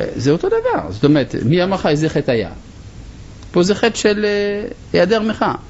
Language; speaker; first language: Hebrew; non-native, fluent; French